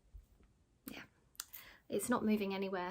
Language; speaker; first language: English; native; English